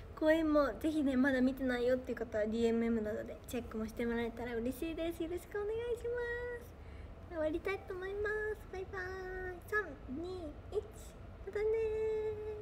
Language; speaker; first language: Japanese; native; Japanese